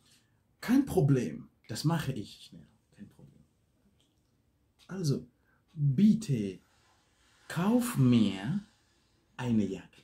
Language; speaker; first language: German; non-native, learner; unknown